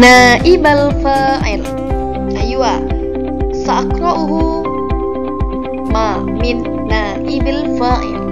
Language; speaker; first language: Arabic; non-native, learner; Indonesian